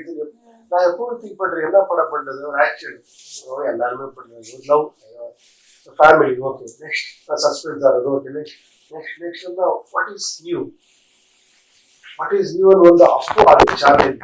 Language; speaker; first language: Tamil; non-native, learner; Kannada